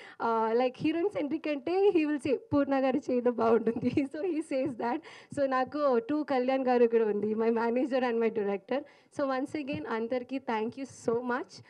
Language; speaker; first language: Telugu; non-native, learner; Malayalam